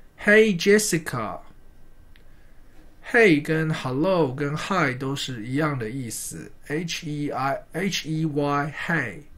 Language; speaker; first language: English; non-native, fluent; Chinese